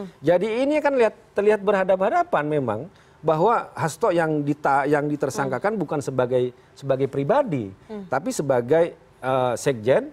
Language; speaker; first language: Indonesian; native; Indonesian